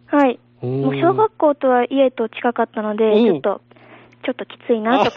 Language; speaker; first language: Japanese; native; Japanese